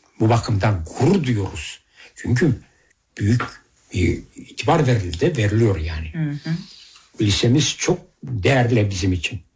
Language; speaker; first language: Turkish; early bilingual, heritage; Turkish